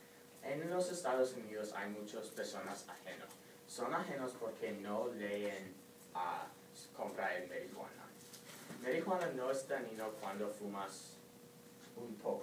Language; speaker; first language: Spanish; non-native, learner; English